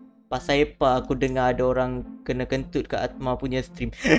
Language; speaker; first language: Malay; native; Malay